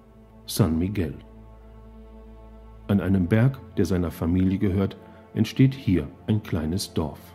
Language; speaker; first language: German; native; German